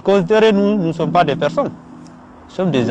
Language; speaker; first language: French; non-native, learner; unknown